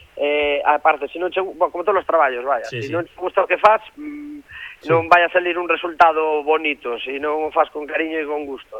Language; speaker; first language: Galician; native; Galician